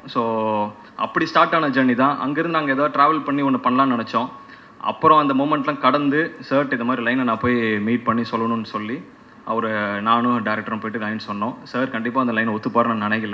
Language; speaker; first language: Tamil; native; Tamil